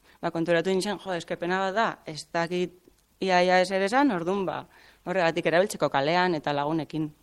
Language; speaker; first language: Basque; non-native, local second language; Spanish